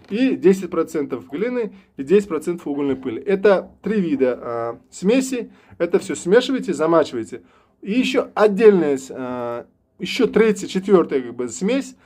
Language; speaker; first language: Russian; non-native, local second language; Uzbek